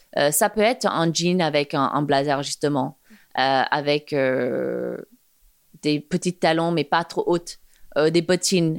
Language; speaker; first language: French; non-native, fluent; English